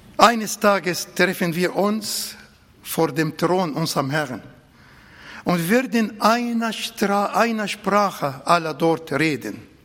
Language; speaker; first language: German; non-native, fluent; Arabic